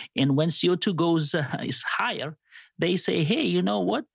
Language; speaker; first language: English; non-native, fluent; Georgian